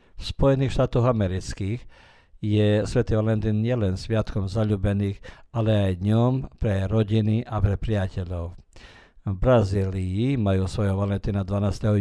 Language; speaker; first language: Slovak; early bilingual, heritage; Slovak